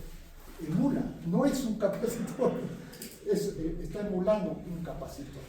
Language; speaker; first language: Spanish; native; Spanish